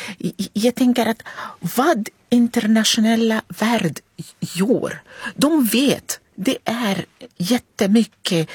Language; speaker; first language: Swedish; non-native, learner; Arabic